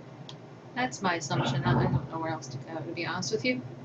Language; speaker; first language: English; native; English